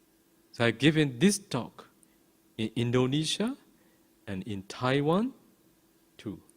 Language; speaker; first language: English; non-native, fluent; Burmese